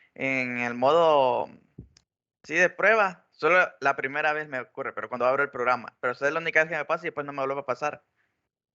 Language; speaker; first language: Spanish; native; Spanish